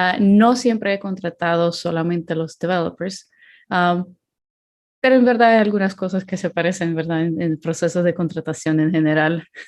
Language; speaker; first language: Spanish; non-native, fluent; Ukrainian